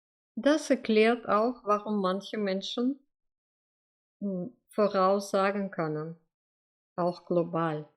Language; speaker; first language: German; non-native, fluent; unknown